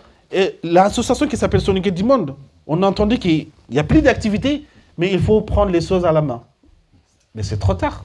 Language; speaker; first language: French; early bilingual, other home language; Soninke